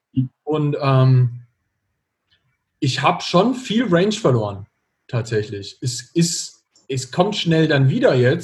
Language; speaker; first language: German; native; German